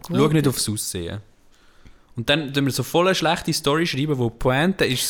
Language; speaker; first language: German; native; German